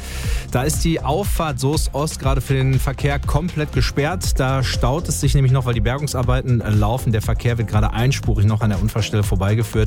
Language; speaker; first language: German; native; German